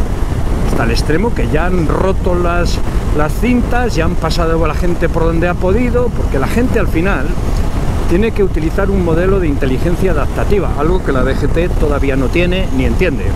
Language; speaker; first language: Spanish; native; Spanish